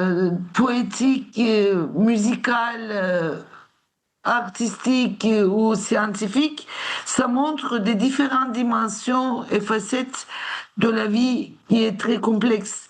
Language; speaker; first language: French; non-native, fluent; Turkish